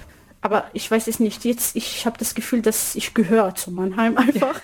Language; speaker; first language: German; non-native, learner; Arabic